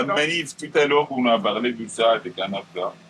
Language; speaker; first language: French; non-native, learner; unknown